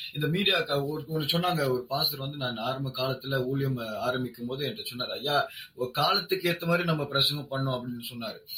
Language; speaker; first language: Tamil; non-native, local second language; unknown